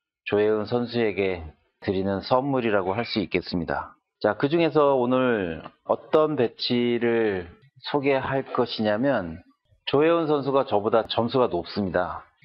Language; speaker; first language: Korean; native; Korean